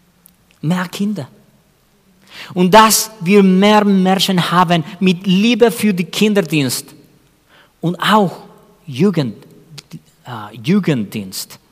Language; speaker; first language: German; non-native, fluent; Spanish